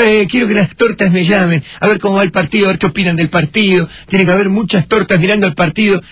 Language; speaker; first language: Spanish; native; Spanish